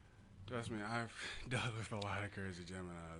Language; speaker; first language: English; native; English